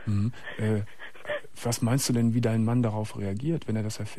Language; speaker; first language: German; native; German